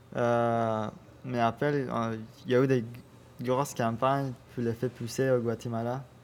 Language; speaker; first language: French; non-native, learner; Spanish